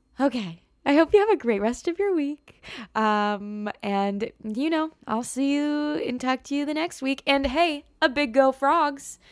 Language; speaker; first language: English; native; English